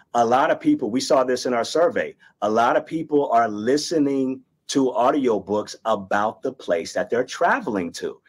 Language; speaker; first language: English; native; English